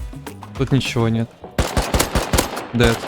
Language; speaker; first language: Russian; native; Russian